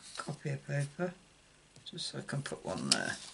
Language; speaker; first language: English; native; English